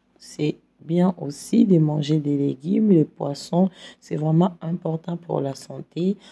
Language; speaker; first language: French; non-native, local second language; Lingala